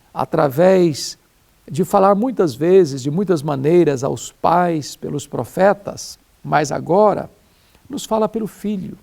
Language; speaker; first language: Portuguese; native; Portuguese